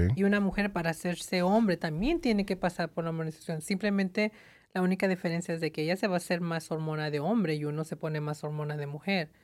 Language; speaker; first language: Spanish; early bilingual, heritage; Spanish